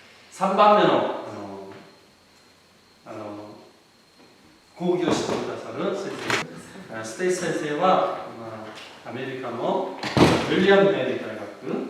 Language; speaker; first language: Japanese; non-native, fluent; Korean